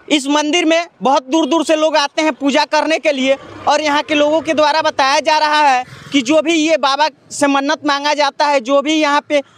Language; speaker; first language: Hindi; native; Hindi